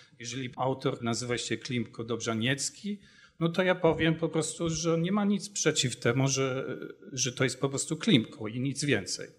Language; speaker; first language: Polish; non-native, fluent; German